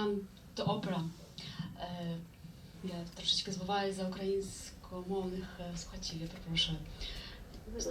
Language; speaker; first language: Ukrainian; native; Ukrainian